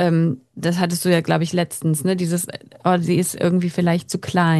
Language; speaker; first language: German; native; German